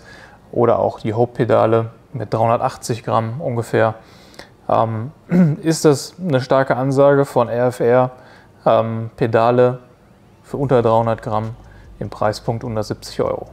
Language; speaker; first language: German; native; German